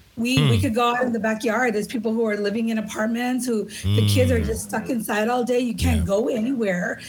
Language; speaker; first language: English; native; English